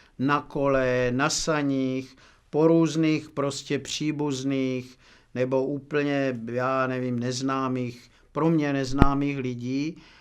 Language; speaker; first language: Czech; native; Czech